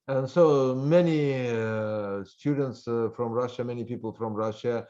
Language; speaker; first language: English; non-native, fluent; Russian